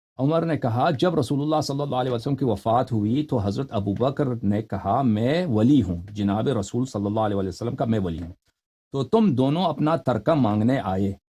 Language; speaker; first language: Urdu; non-native, fluent; Persian